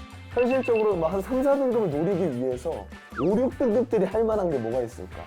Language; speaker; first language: Korean; native; Korean